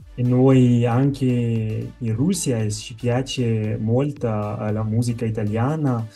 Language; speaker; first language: Italian; native; Italian